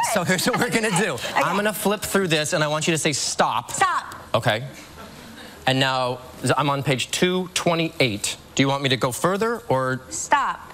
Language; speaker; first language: English; native; English